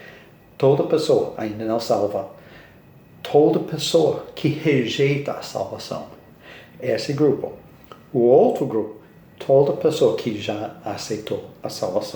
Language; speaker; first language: Portuguese; non-native, learner; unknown